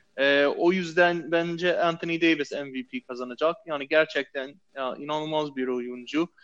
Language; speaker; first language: Turkish; non-native, fluent; English